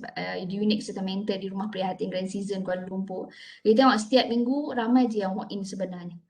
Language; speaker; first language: Malay; native; Malay